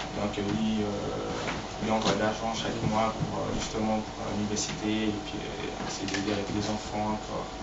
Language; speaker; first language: French; non-native, fluent; Portuguese